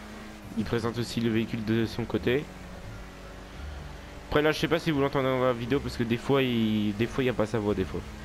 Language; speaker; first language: French; native; French